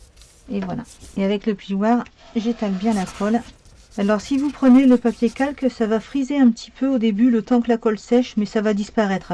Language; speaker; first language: French; native; French